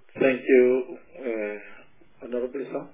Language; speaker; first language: English; non-native, local second language; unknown